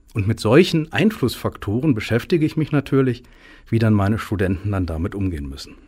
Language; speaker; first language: German; native; German